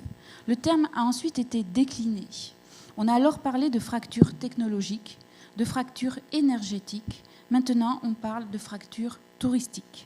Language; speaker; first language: French; native; French